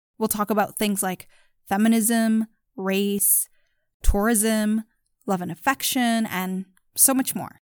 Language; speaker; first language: English; early bilingual, other home language; Japanese